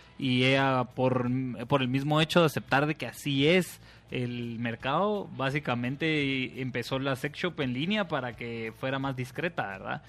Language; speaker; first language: Spanish; native; Spanish